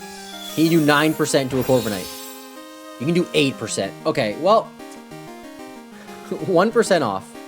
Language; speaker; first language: English; native; English